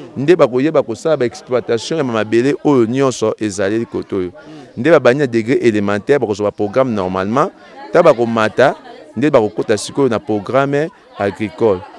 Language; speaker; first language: Lingala; native; Lingala